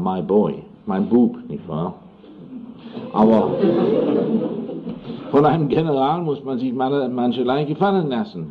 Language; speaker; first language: German; non-native, fluent; English